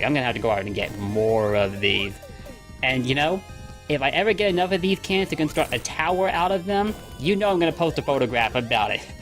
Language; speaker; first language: English; native; English